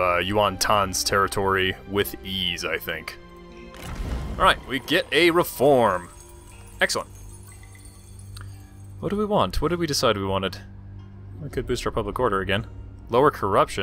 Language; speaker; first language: English; native; English